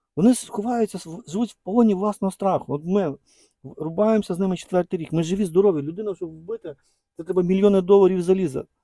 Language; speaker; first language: Ukrainian; native; Ukrainian